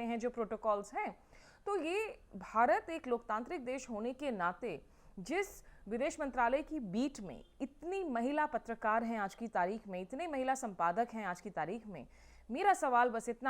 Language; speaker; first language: Hindi; native; Hindi